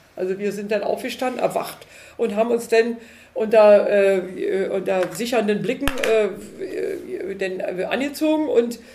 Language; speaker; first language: German; native; German